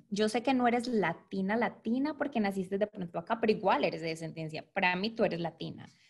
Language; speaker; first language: Spanish; native; Spanish